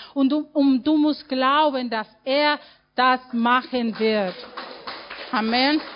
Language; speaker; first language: German; non-native, fluent; Spanish